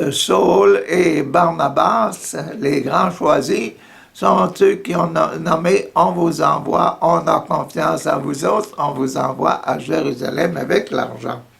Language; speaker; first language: French; native; French